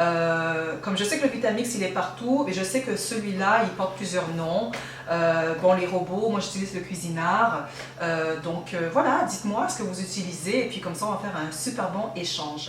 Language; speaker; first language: French; native; French